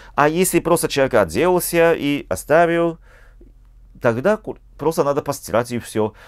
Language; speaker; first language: Russian; non-native, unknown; Japanese